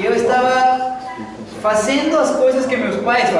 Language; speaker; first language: Portuguese; non-native, fluent; Spanish